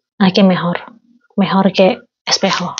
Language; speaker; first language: Spanish; non-native, learner; Indonesian